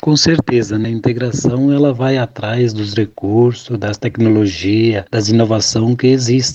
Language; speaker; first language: Portuguese; native; Portuguese